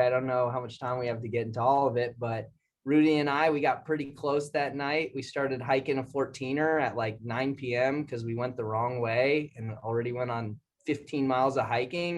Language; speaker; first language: English; native; English